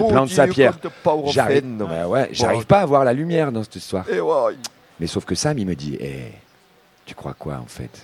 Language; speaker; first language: French; native; French